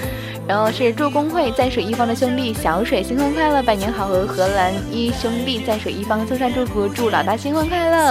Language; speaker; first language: Chinese; native; Chinese